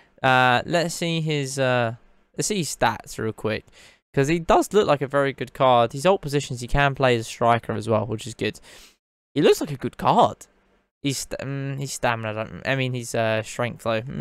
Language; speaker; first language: English; native; English